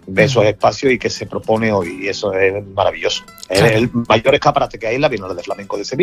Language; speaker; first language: Spanish; native; Spanish